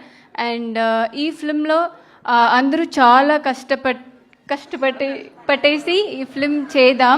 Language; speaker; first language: Telugu; non-native, learner; Tamil